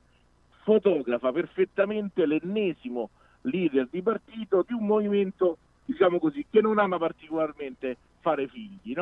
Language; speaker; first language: Italian; native; Italian